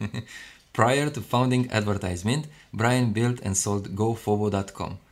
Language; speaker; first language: English; non-native, fluent; Romanian